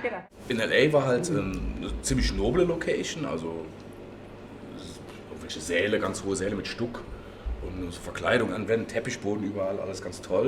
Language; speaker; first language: German; native; German